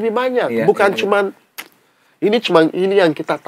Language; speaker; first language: Indonesian; non-native, fluent; English